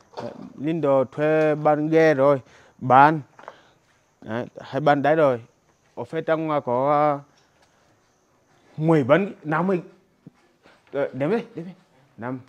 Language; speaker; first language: Vietnamese; non-native, learner; Portuguese